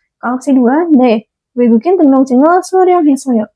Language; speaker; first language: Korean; non-native, fluent; Indonesian